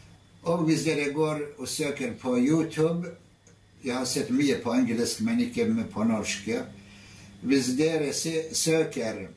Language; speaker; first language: Norwegian; non-native, fluent; Arabic